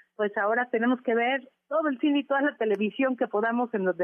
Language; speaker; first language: Spanish; native; Spanish